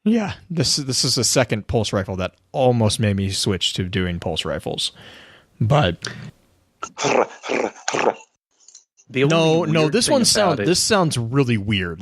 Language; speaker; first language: English; native; English